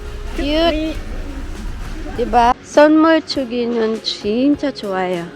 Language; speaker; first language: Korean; non-native, learner; Filipino